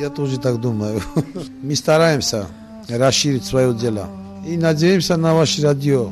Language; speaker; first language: Russian; non-native, fluent; Georgian